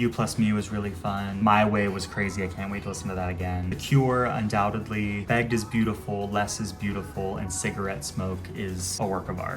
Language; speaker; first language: English; native; English